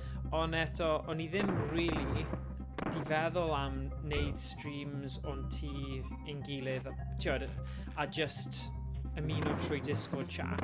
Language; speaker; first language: Welsh; native; Welsh